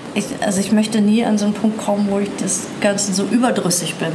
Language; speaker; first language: German; native; German